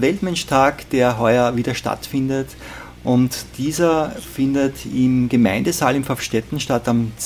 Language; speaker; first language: German; native; German